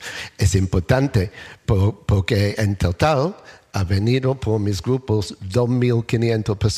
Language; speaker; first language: Spanish; non-native, learner; English